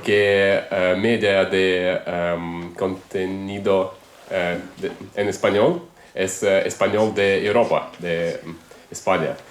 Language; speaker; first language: Spanish; non-native, learner; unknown